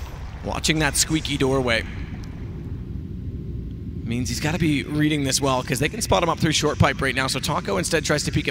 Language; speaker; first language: English; native; English